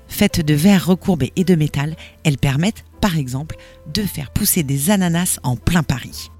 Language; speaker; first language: French; native; French